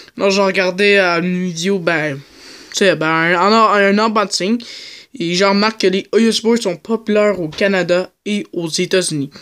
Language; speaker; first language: French; native; French